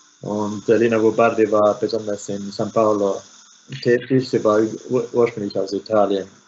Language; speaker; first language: German; non-native, fluent; Finnish